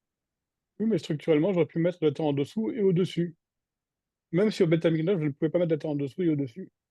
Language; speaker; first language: French; native; French